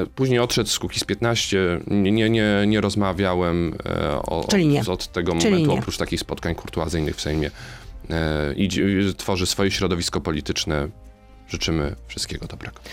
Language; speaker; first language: Polish; native; Polish